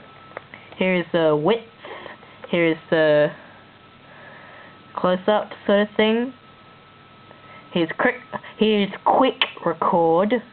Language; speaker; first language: English; native; English